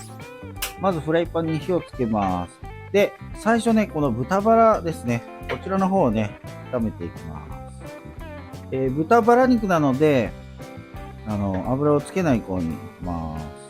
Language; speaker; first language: Japanese; native; Japanese